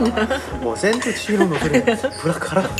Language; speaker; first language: Japanese; non-native, fluent; Korean